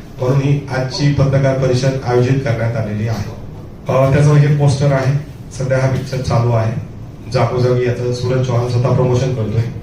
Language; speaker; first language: Marathi; non-native, local second language; Urdu